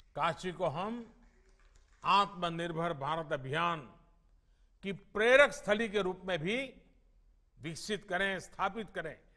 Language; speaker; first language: Hindi; non-native, local second language; Gujarati